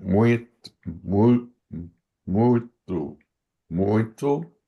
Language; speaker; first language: Portuguese; non-native, learner; English